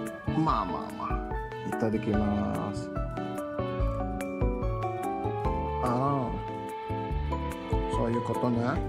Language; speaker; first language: Japanese; non-native, learner; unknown